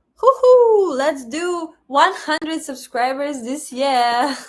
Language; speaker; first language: English; non-native, fluent; Russian